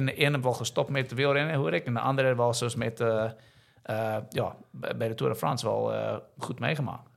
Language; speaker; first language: Dutch; non-native, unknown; English